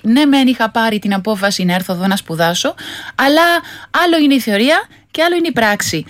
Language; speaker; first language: Greek; non-native, fluent; Spanish